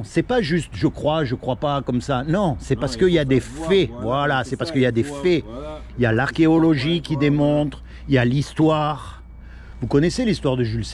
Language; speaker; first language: French; native; French